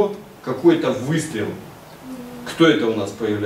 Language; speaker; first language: Russian; native; Russian